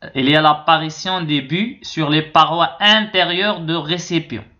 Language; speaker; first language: French; non-native, local second language; Arabic